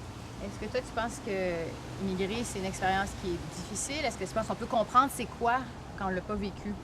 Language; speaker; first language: French; native; French